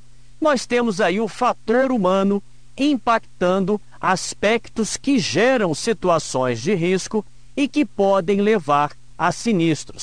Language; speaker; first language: Portuguese; native; Portuguese